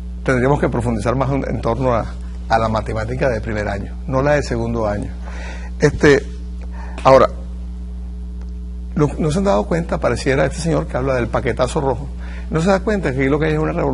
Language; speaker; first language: Spanish; native; Spanish